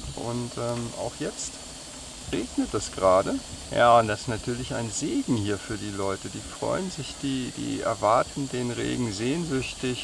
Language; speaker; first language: German; native; German